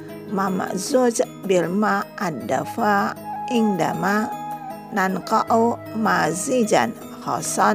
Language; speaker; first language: Arabic; non-native, learner; Indonesian